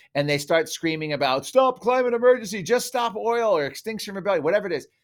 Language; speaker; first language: English; native; English